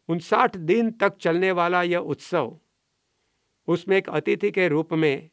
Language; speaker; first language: Hindi; non-native, local second language; Gujarati